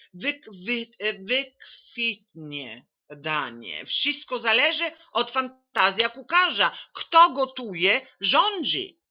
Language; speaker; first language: Polish; non-native, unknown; Italian